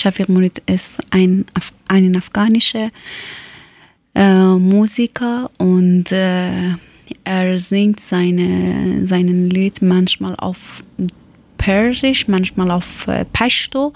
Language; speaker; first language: German; non-native, learner; Persian